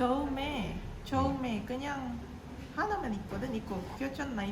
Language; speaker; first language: Korean; non-native, learner; Indonesian